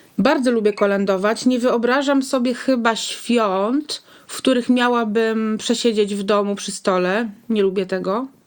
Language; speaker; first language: Polish; native; Polish